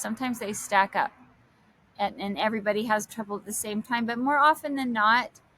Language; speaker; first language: English; native; English